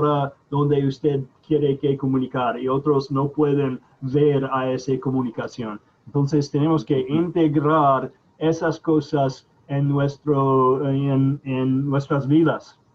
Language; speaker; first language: Spanish; non-native, fluent; English